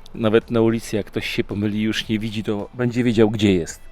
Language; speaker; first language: Polish; native; Polish